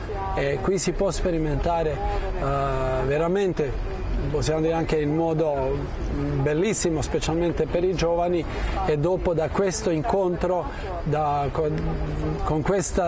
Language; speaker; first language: Italian; non-native, fluent; Croatian